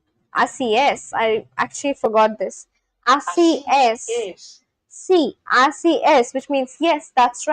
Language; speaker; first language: Spanish; non-native, learner; English